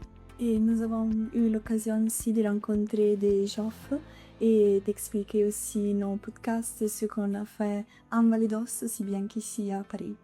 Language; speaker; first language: French; non-native, local second language; Italian